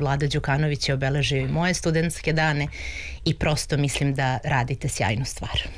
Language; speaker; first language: Serbian; native; Serbian